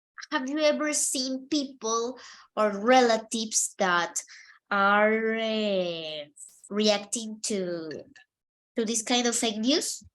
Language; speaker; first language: English; non-native, fluent; Spanish